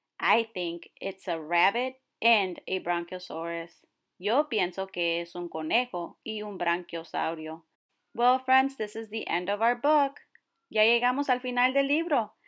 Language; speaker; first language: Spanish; early bilingual, heritage; Spanish